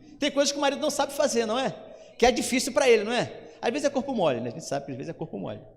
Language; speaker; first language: Portuguese; native; Portuguese